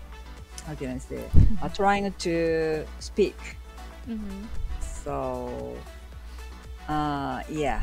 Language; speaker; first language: English; non-native, learner; Japanese